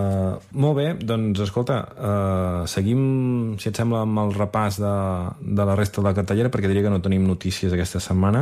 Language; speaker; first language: Catalan; native; Catalan